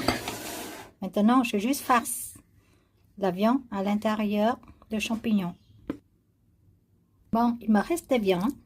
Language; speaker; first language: French; non-native, learner; Vietnamese